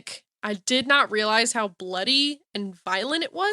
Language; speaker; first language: English; native; English